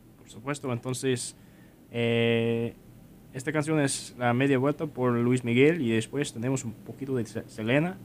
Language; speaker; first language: Spanish; non-native, learner; English